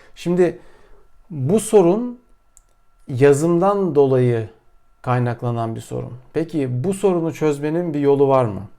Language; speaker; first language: Turkish; native; Turkish